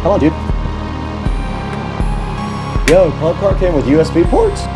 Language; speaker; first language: English; native; English